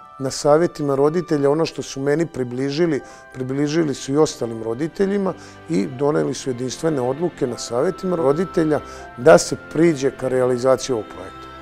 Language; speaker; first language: Serbian; native; Serbian